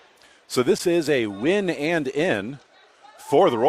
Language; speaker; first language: English; native; English